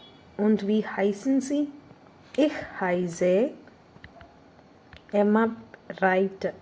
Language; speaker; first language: German; non-native, learner; Malayalam